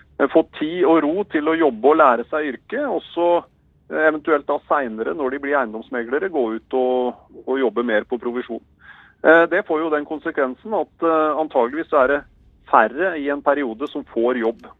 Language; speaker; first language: Norwegian; native; Norwegian